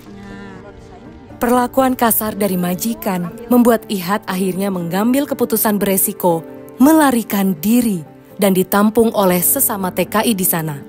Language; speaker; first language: Indonesian; native; Indonesian